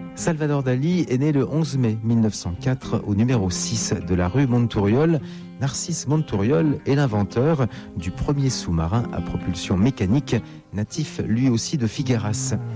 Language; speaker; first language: French; native; French